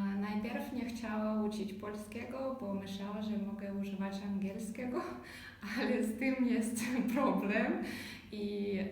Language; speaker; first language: Polish; non-native, learner; Russian